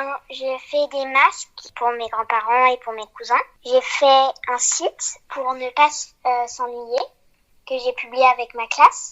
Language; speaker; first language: French; early bilingual, heritage; French